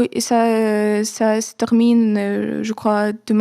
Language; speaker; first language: French; non-native, fluent; Ukrainian